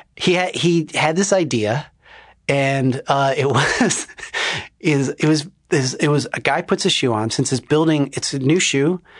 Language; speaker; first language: English; native; English